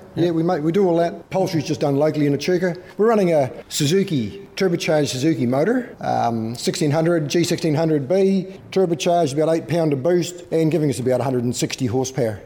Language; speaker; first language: English; native; English